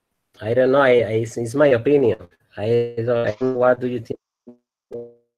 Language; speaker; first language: English; non-native, learner; Spanish